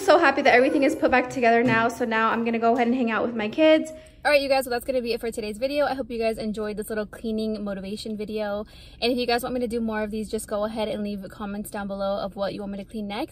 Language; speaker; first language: English; native; English